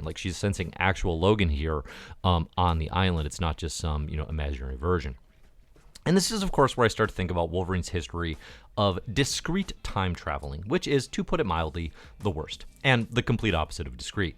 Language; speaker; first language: English; native; English